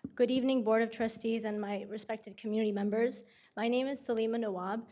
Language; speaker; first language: English; native; English